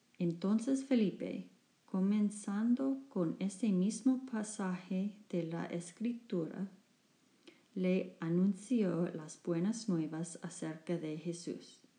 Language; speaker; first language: Spanish; non-native, learner; English